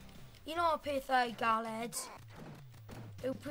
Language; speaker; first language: Welsh; non-native, local second language; English